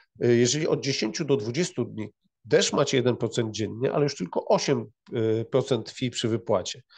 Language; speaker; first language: Polish; native; Polish